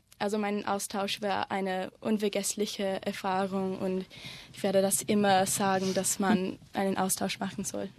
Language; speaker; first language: German; non-native, learner; English